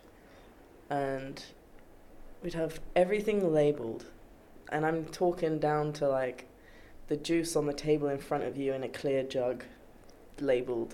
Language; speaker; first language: English; native; English